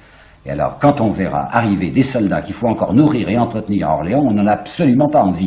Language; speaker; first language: French; native; French